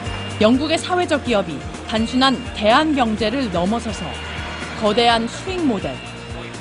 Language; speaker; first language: Korean; native; Korean